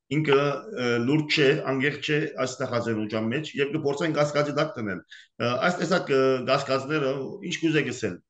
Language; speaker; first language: Armenian; early bilingual, heritage; Armenian